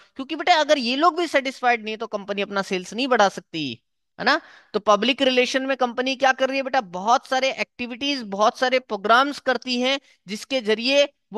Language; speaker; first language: Hindi; native; Hindi